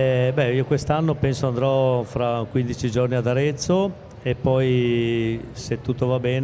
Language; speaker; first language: Italian; native; Italian